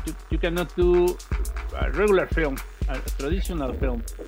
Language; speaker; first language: English; non-native, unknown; Spanish